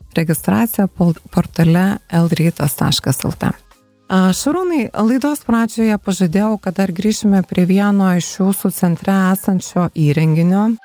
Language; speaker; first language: Lithuanian; native; Lithuanian